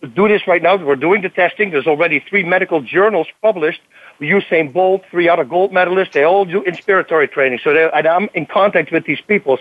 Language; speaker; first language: English; non-native, fluent; Dutch